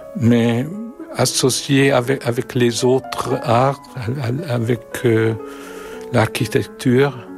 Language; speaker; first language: French; non-native, learner; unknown